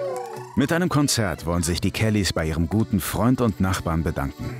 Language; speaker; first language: German; native; German